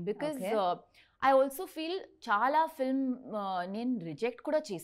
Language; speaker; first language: Telugu; non-native, learner; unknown